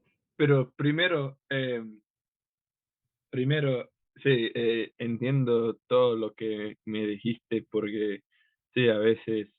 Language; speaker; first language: Spanish; non-native, fluent; English